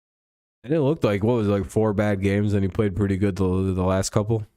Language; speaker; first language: English; native; English